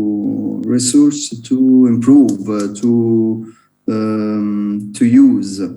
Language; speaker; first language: English; non-native, learner; Italian